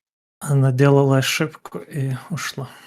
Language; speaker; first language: Russian; non-native, learner; Ukrainian